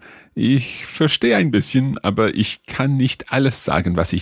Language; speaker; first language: German; non-native, learner; English